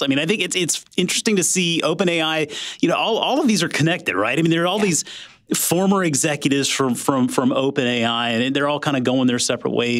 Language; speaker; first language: English; native; English